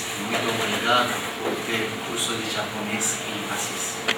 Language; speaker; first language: Portuguese; non-native, fluent; Japanese